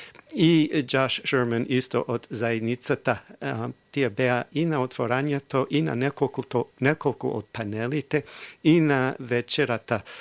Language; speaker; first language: Macedonian; non-native, fluent; English